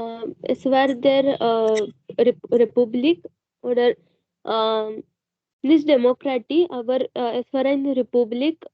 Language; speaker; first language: German; non-native, learner; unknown